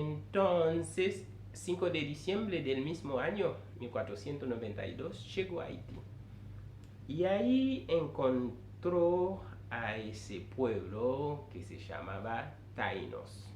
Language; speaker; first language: Spanish; non-native, fluent; Haitian Creole